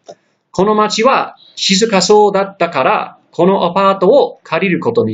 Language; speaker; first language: Japanese; non-native, fluent; English